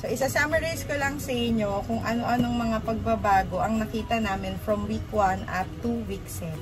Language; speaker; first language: Filipino; native; Filipino